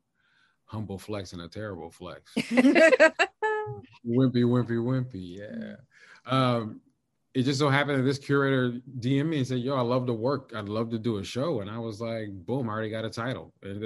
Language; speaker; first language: English; native; English